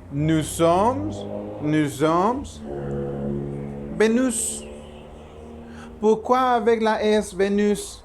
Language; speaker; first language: French; non-native, learner; Spanish